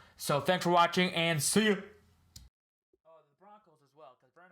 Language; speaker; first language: English; native; English